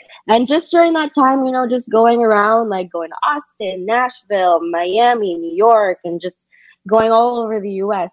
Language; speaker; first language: English; native; English